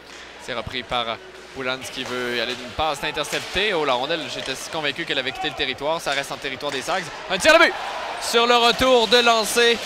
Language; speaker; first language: French; native; French